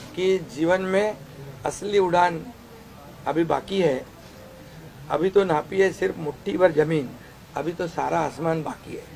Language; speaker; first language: Hindi; non-native, local second language; Marathi